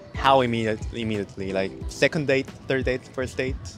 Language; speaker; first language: English; non-native, fluent; Korean